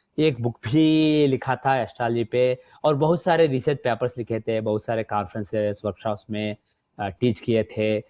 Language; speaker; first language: Hindi; non-native, local second language; Telugu